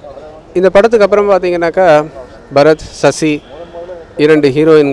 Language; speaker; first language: Tamil; native; Tamil